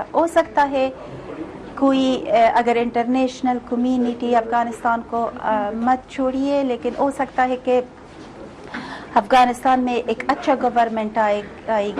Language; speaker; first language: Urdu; non-native, learner; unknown